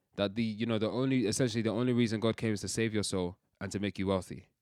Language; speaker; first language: English; early bilingual, other home language; Yoruba